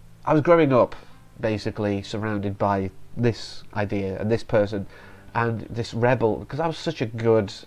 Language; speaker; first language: English; native; English